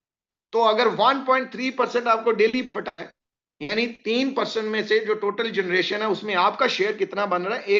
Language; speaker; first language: Hindi; native; Hindi